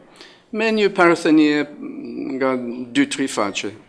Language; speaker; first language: Albanian; non-native, fluent; English